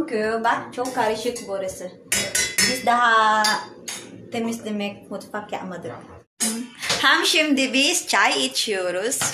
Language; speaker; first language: Turkish; non-native, learner; Filipino